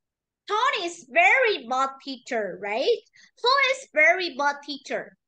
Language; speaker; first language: English; non-native, learner; Vietnamese